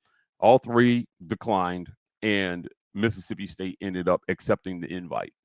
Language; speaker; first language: English; native; English